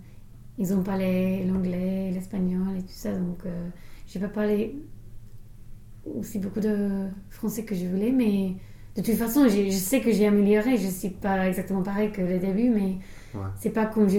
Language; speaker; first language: French; non-native, fluent; English